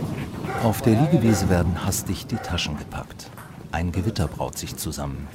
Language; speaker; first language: German; native; German